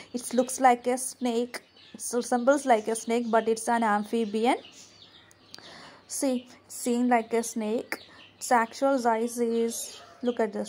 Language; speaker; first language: English; non-native, local second language; Malayalam